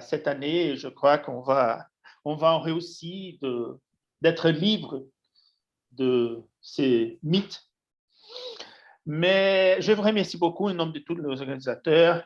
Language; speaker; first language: French; non-native, fluent; Portuguese